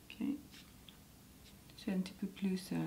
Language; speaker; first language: French; non-native, learner; English